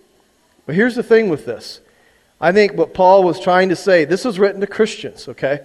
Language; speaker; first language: English; native; English